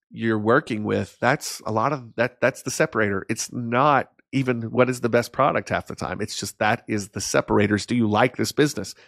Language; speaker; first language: English; native; English